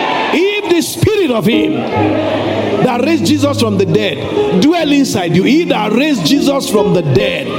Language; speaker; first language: English; non-native, local second language; Yoruba